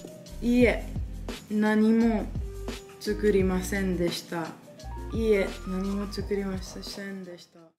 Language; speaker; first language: Japanese; non-native, learner; English